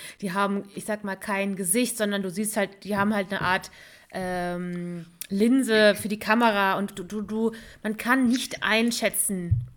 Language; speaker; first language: German; native; German